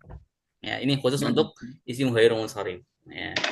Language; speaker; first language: Indonesian; native; Indonesian